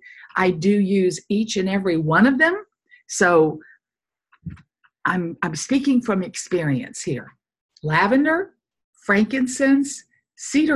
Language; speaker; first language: English; native; English